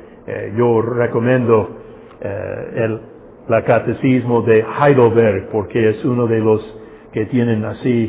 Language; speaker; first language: Spanish; non-native, fluent; English